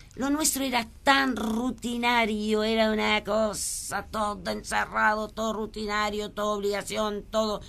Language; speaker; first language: Spanish; early bilingual, other home language; French